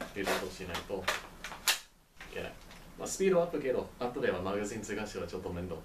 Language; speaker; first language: Japanese; non-native, learner; English